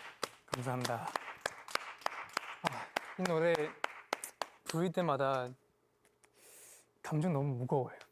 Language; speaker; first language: Korean; non-native, fluent; Chinese